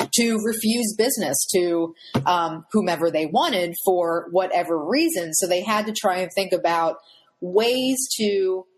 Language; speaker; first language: English; native; English